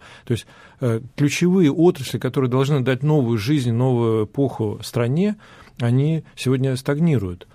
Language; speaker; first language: Russian; native; Russian